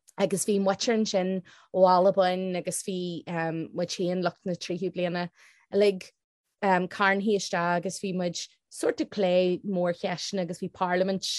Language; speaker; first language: Irish; non-native, local second language; English